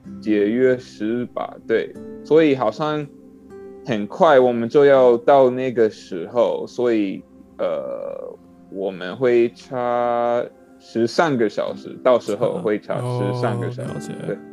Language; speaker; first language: Chinese; non-native, learner; English